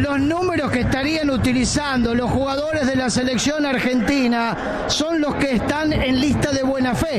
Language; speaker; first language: Spanish; native; Spanish